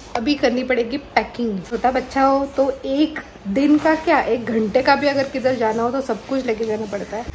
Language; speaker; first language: Hindi; non-native, local second language; Marathi